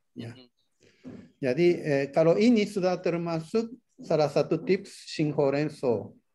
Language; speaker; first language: Indonesian; non-native, fluent; Japanese